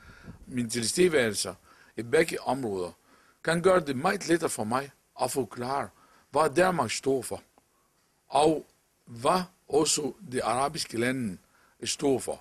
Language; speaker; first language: Danish; non-native, local second language; Arabic